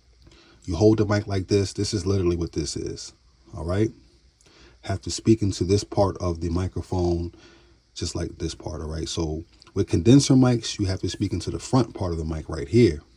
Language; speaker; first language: English; native; English